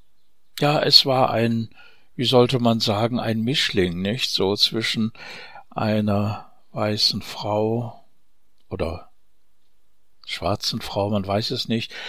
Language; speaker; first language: German; native; German